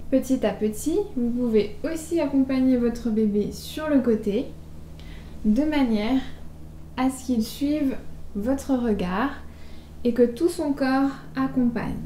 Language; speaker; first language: French; native; French